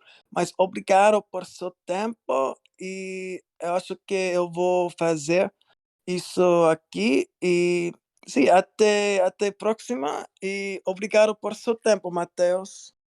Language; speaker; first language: Portuguese; non-native, learner; English